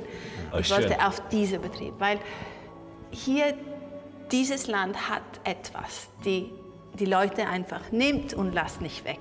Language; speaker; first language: German; non-native, learner; Italian